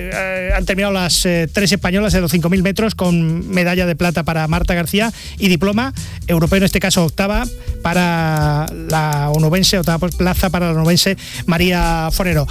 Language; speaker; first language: Spanish; native; Spanish